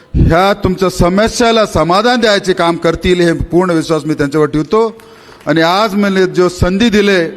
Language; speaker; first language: Marathi; non-native, local second language; Kannada